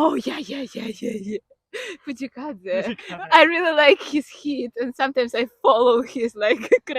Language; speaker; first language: English; non-native, fluent; Ukrainian